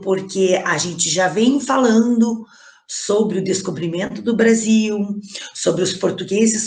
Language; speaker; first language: Portuguese; native; Portuguese